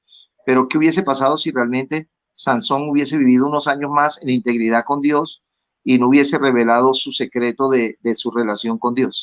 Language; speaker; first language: Spanish; native; Spanish